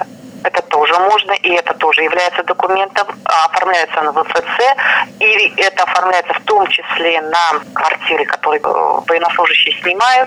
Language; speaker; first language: Russian; native; Russian